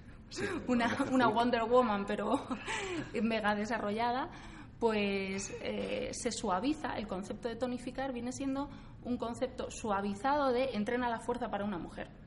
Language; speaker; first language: Spanish; native; Spanish